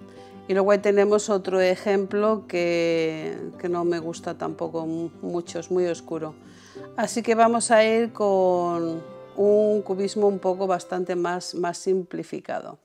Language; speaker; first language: Spanish; native; Spanish